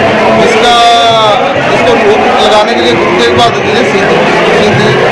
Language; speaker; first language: Hindi; non-native, local second language; Punjabi